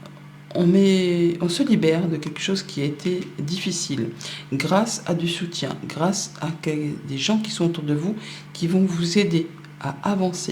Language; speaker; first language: French; native; French